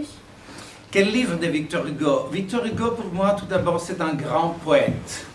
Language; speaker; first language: French; non-native, fluent; Greek